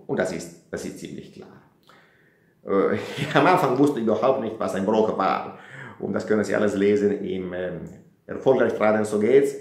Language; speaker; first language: German; non-native, fluent; Italian